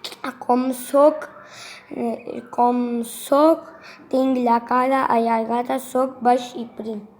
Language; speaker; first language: Catalan; non-native, learner; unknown